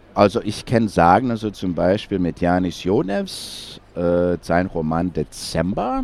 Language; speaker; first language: German; non-native, fluent; English